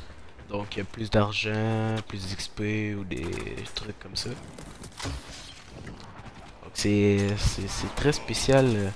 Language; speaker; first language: French; native; French